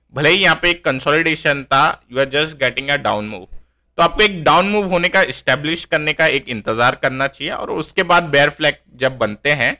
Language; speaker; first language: Hindi; native; Hindi